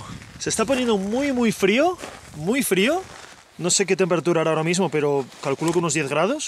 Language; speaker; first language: Spanish; native; Spanish